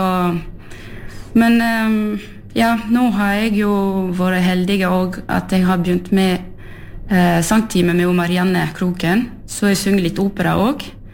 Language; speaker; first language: Norwegian; non-native, fluent; French